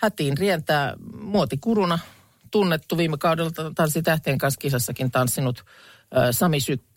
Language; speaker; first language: Finnish; native; Finnish